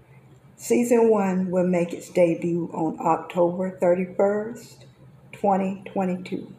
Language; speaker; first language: English; native; English